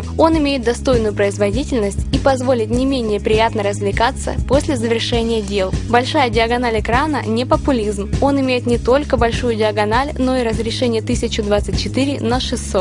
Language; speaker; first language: Russian; native; Russian